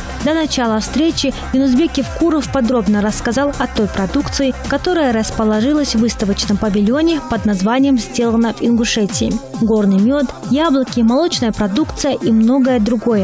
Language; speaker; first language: Russian; native; Russian